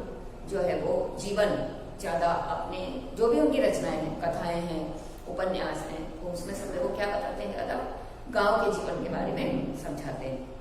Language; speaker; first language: Hindi; non-native, local second language; Gujarati